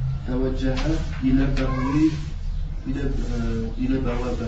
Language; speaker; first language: Arabic; non-native, learner; French